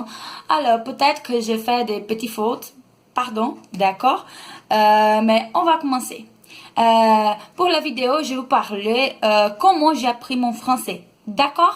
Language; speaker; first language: French; non-native, learner; Portuguese